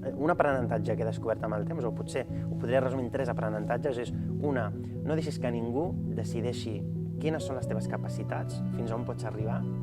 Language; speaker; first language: Catalan; early bilingual, other home language; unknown